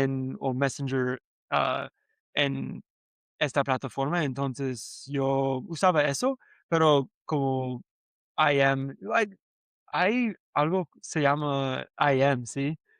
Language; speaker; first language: Spanish; non-native, learner; English